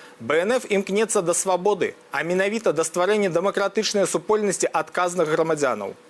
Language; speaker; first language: Belarusian; native; Belarusian